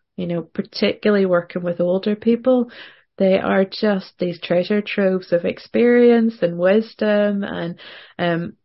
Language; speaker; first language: English; native; English